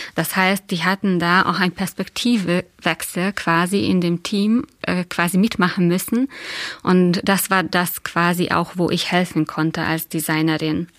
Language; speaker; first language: German; non-native, fluent; Hungarian